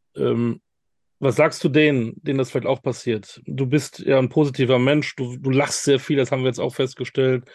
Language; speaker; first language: German; native; German